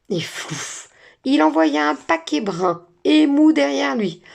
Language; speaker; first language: French; native; French